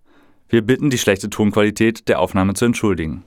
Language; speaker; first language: German; native; German